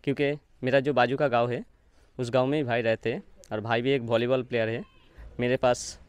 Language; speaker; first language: Hindi; non-native, local second language; Bangla